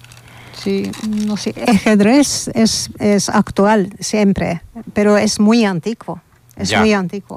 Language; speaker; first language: Spanish; non-native, learner; Hungarian